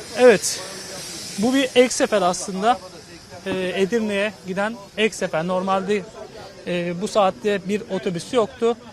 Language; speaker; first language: Turkish; native; Turkish